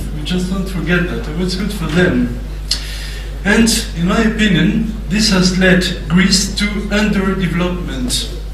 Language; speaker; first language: English; non-native, fluent; French